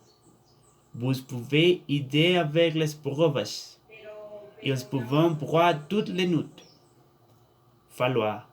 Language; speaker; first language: French; non-native, learner; Spanish